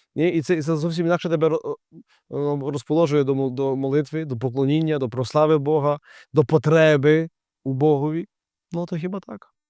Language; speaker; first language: Ukrainian; native; Ukrainian